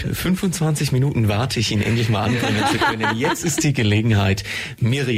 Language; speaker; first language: German; native; German